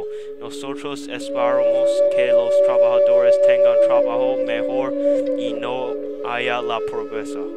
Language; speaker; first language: Spanish; non-native, learner; English